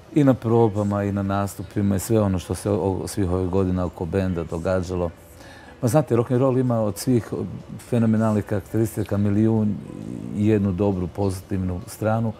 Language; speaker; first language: Croatian; native; Croatian